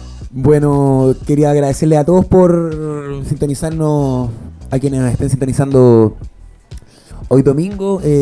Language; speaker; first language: Spanish; native; Spanish